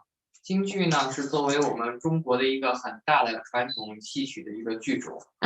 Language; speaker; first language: Chinese; native; Chinese